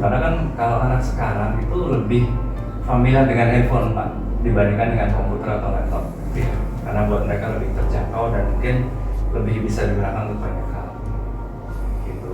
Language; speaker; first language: Indonesian; native; Indonesian